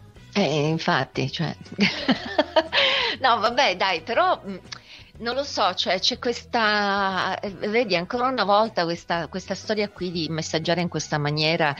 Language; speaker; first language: Italian; native; Italian